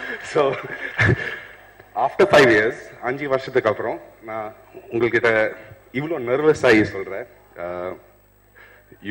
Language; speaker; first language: Tamil; non-native, fluent; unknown